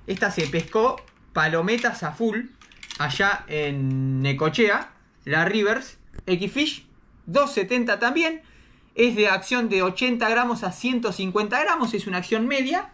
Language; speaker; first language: Spanish; native; Spanish